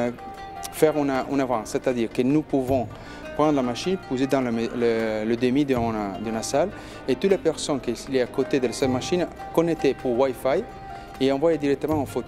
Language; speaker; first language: French; non-native, learner; Spanish